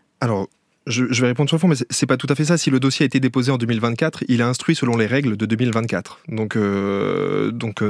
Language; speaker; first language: French; native; French